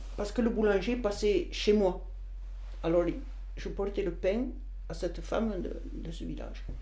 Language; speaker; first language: French; non-native, local second language; Occitan